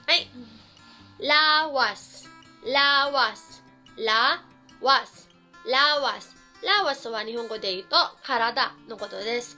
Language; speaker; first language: Japanese; non-native, fluent; Filipino